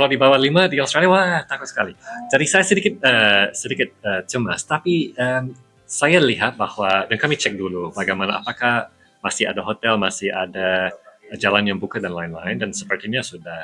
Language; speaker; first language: Indonesian; non-native, fluent; English